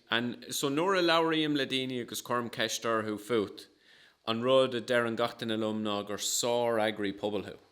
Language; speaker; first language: Irish; non-native, local second language; English